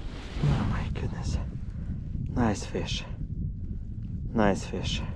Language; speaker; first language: English; non-native, learner; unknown